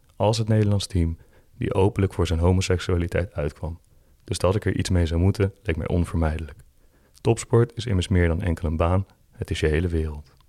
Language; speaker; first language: Dutch; native; Dutch